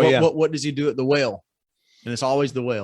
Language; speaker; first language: English; native; English